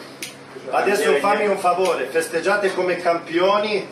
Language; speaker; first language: Italian; non-native, fluent; Swedish